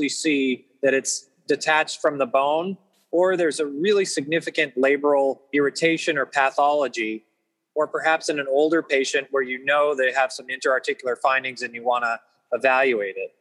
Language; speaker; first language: English; native; English